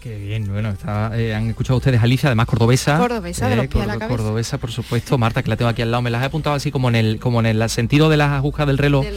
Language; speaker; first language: Spanish; native; Spanish